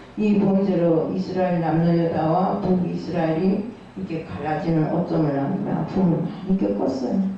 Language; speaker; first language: Korean; native; Korean